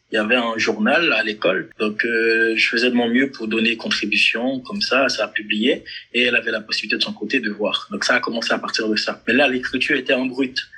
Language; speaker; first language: French; non-native, local second language; Haitian Creole